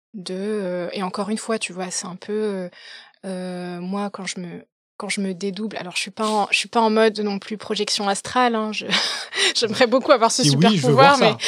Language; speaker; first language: French; native; French